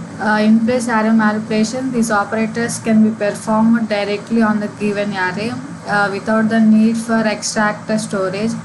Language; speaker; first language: English; non-native, local second language; Telugu